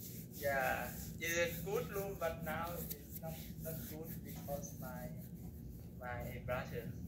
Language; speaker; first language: English; non-native, learner; Thai